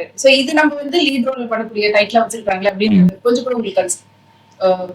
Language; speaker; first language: Tamil; native; Tamil